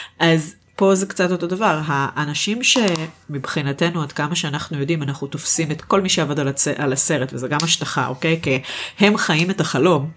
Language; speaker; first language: Hebrew; native; Hebrew